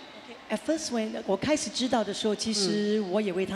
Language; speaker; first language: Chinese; native; Chinese